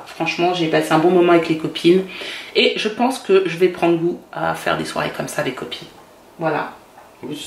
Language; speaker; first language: French; native; French